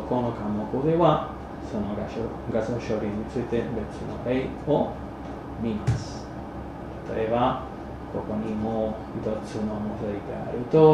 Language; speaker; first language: Japanese; non-native, fluent; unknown